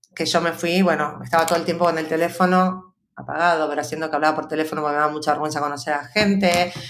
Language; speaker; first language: Spanish; native; Spanish